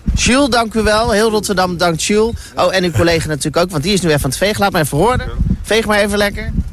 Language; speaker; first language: Dutch; native; Dutch